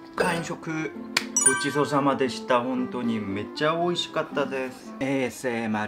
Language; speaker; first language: Japanese; non-native, fluent; Korean